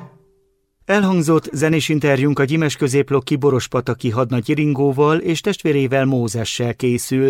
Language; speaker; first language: Hungarian; native; Hungarian